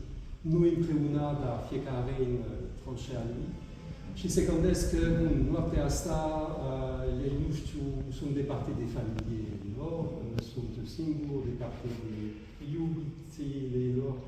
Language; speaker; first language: Romanian; non-native, fluent; French